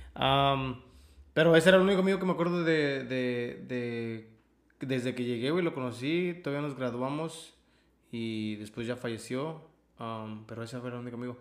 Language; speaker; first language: Spanish; early bilingual, other home language; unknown